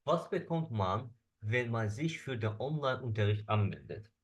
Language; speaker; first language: German; non-native, fluent; Azerbaijani